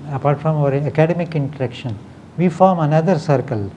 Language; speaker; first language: English; non-native, local second language; Marathi